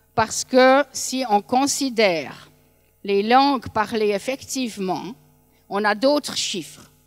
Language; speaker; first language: French; native; French